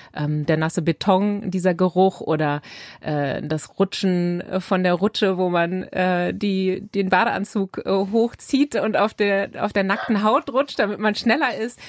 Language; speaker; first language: German; native; German